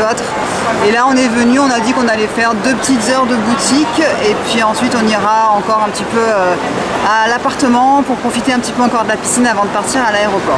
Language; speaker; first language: French; native; French